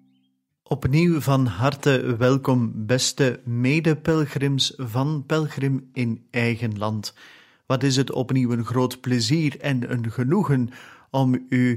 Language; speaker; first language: Dutch; native; Dutch